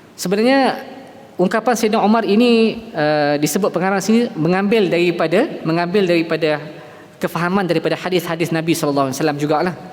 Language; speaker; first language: Malay; native; Malay